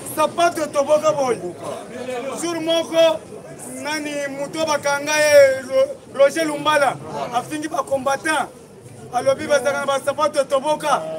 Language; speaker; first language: Lingala; native; Lingala